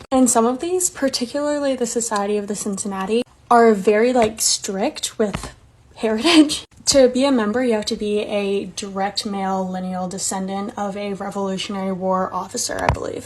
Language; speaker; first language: English; native; English